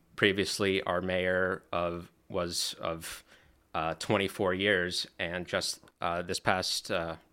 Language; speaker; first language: English; native; English